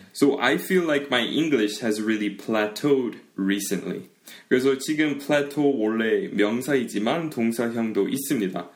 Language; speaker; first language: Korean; early bilingual, heritage; Korean